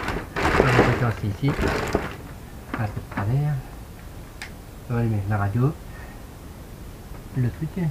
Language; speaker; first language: French; native; French